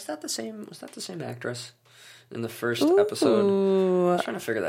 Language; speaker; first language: English; native; English